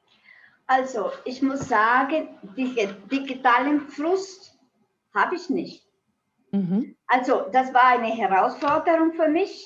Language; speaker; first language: German; non-native, fluent; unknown